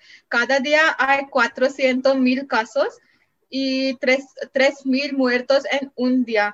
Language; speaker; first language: Spanish; non-native, learner; Marathi